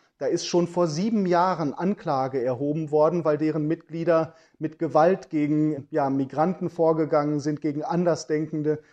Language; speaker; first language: German; native; German